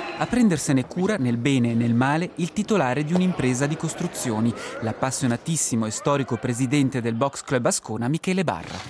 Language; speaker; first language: Italian; native; Italian